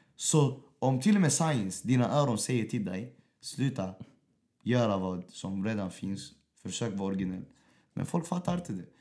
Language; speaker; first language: Swedish; early bilingual, other home language; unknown